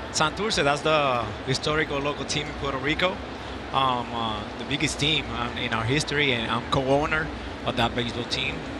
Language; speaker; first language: English; non-native, local second language; Spanish